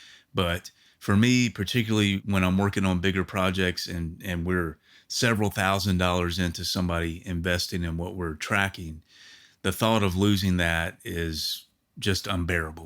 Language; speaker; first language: English; native; English